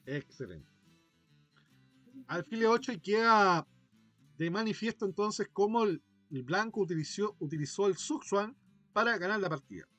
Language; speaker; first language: Spanish; native; Spanish